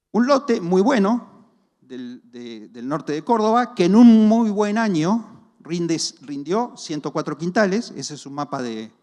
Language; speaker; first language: Spanish; native; Spanish